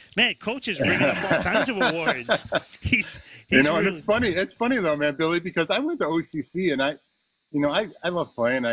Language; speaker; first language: English; native; English